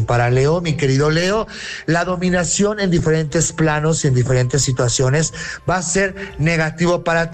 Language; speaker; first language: Spanish; native; Spanish